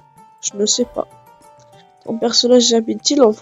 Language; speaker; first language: French; non-native, local second language; Arabic